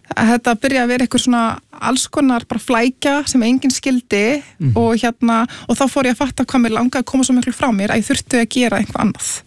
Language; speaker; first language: Icelandic; early bilingual, other home language; Serbian